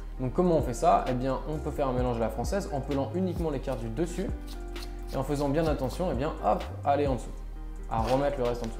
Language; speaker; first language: French; native; French